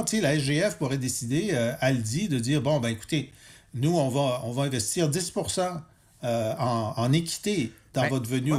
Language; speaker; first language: French; native; French